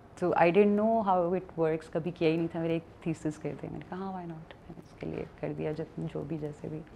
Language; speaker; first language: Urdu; native; Urdu